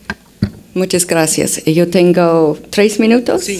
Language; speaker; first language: Spanish; non-native, fluent; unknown